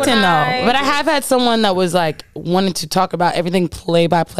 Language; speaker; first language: English; native; English